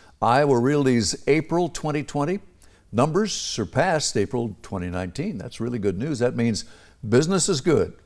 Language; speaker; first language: English; native; English